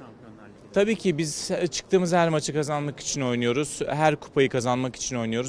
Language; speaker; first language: Turkish; native; Turkish